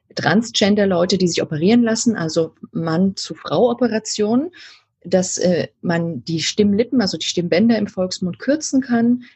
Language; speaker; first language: German; native; German